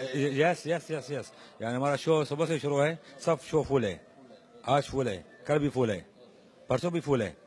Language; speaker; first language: Hindi; non-native, learner; Arabic